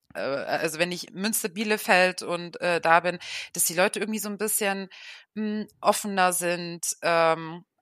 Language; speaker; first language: German; native; German